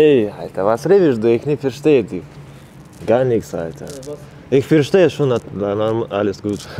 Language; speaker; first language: German; non-native, learner; Russian